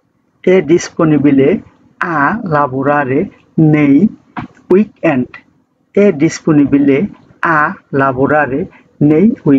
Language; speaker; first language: Italian; non-native, fluent; Bangla